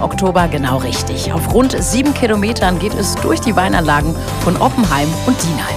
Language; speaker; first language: German; native; German